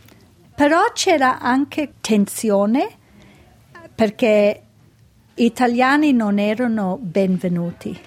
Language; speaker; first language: Italian; early bilingual, heritage; Italian